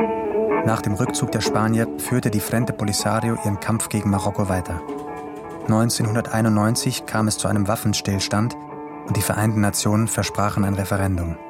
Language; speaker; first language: German; native; German